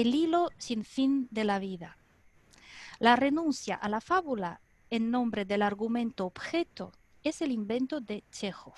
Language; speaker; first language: Spanish; non-native, fluent; Russian